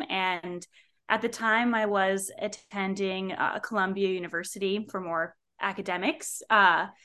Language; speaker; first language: English; native; English